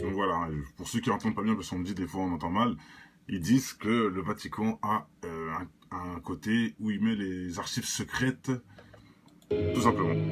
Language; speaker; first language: French; native; French